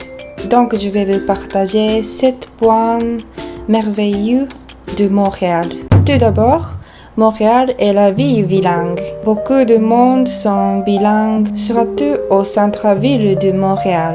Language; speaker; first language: French; non-native, learner; Japanese